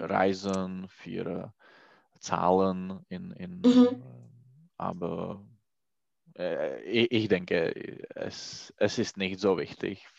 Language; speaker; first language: German; non-native, learner; Czech